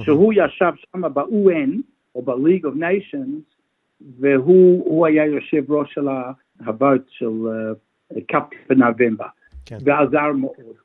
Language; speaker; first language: Hebrew; non-native, fluent; English